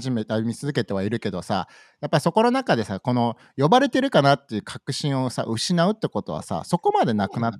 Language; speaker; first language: Japanese; native; Japanese